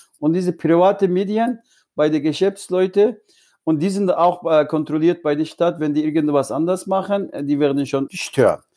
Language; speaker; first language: German; non-native, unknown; Uyghur